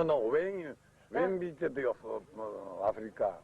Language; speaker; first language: English; non-native, learner; Japanese